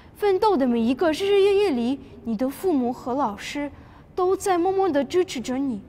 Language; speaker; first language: Chinese; non-native, fluent; Russian